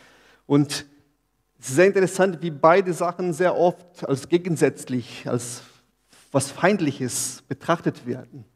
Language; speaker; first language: German; non-native, fluent; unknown